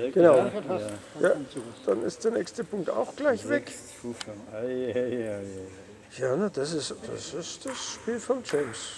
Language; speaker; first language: German; native; German